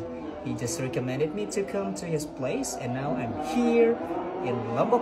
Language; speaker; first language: English; non-native, fluent; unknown